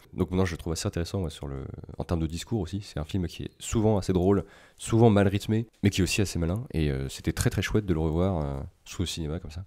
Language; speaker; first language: French; native; French